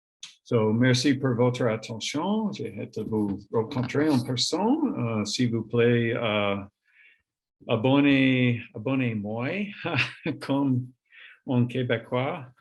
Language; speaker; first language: French; non-native, learner; English